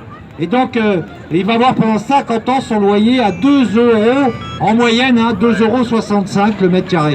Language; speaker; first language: French; native; French